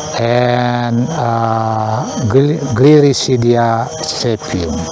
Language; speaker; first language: English; non-native, learner; Indonesian